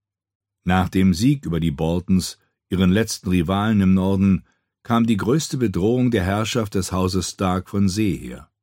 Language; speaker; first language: German; native; German